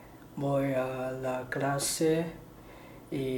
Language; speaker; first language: Spanish; non-native, learner; Chinese